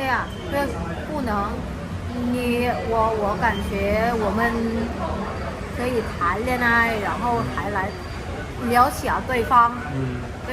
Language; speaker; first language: Chinese; non-native, learner; Vietnamese